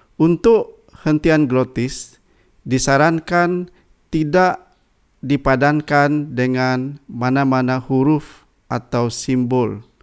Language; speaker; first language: Malay; non-native, local second language; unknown